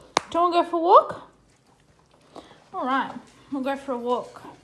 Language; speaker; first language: English; native; English